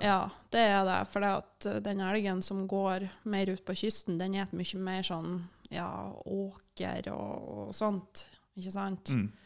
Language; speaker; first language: Norwegian; native; Norwegian